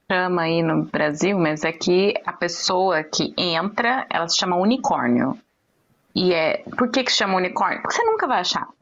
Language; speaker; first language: Portuguese; native; Portuguese